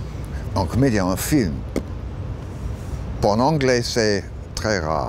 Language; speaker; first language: French; non-native, learner; English